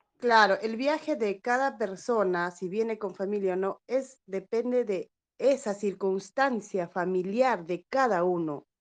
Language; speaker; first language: Spanish; native; Spanish